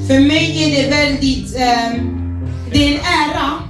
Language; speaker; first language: Swedish; non-native, learner; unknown